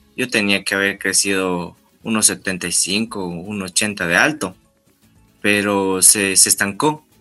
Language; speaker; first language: Spanish; native; Spanish